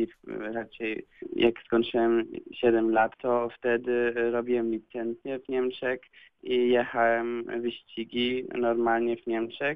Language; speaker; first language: Polish; early bilingual, heritage; Polish